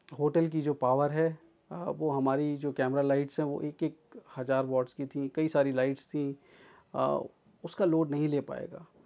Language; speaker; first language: Hindi; native; Hindi